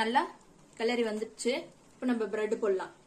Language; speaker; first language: Tamil; native; Tamil